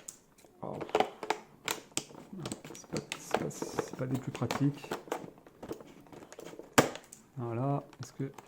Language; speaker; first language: French; native; French